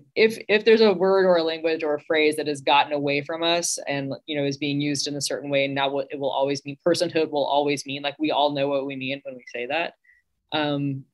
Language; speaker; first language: English; native; English